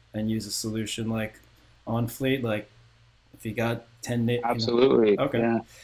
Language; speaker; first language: English; native; English